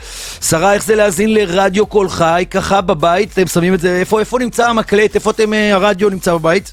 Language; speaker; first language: Hebrew; native; Hebrew